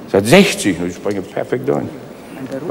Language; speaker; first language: German; native; German